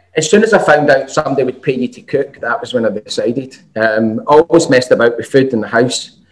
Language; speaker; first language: English; native; English